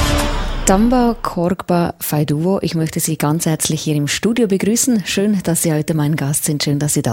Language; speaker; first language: German; native; German